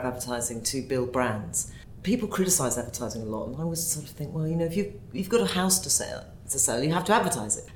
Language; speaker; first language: English; native; English